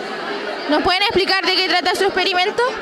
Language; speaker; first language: Spanish; native; Spanish